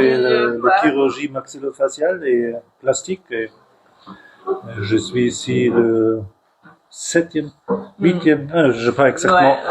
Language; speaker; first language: French; non-native, fluent; German